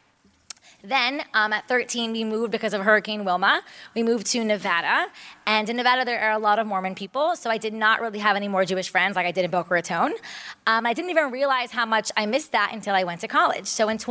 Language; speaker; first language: English; native; English